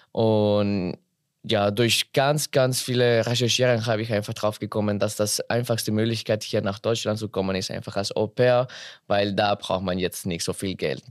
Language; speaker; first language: German; non-native, fluent; Spanish